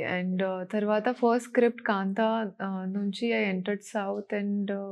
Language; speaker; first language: Telugu; non-native, learner; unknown